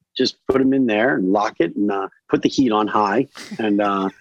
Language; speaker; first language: English; native; English